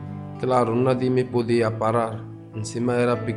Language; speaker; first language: Spanish; non-native, fluent; Arabic